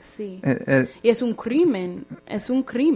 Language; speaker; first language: Spanish; non-native, fluent; English